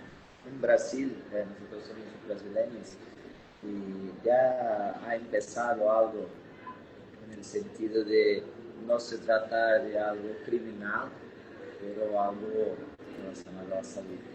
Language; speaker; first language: Spanish; non-native, fluent; Portuguese